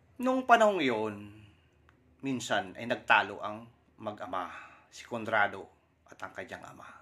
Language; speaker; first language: Filipino; non-native, local second language; Surigaonon